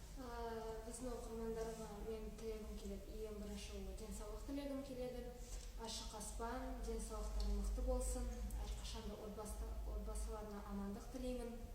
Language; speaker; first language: Kazakh; non-native, local second language; Russian